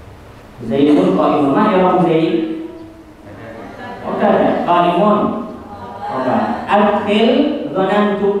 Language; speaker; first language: Arabic; non-native, fluent; Indonesian